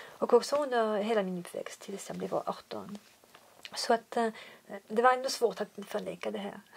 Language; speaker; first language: Swedish; non-native, fluent; French